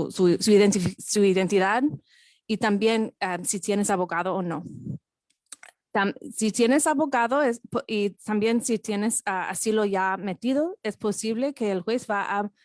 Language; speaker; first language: Spanish; non-native, fluent; English